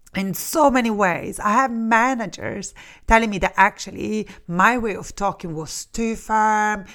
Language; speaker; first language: English; non-native, fluent; Italian